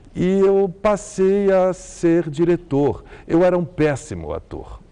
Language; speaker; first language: Portuguese; early bilingual, heritage; Arabic